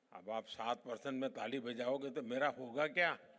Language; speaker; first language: Hindi; non-native, local second language; Gujarati